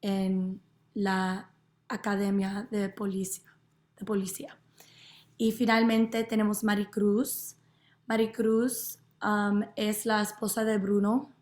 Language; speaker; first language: Spanish; non-native, learner; English